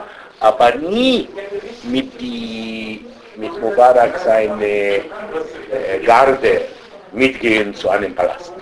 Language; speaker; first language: German; non-native, fluent; Arabic